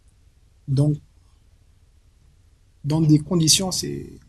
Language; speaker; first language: French; non-native, local second language; Arabic